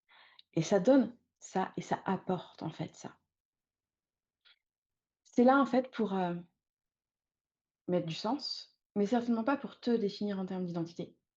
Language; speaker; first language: French; native; French